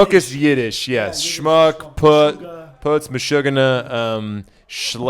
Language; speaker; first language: German; non-native, learner; English